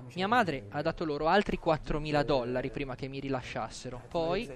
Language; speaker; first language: Italian; non-native, fluent; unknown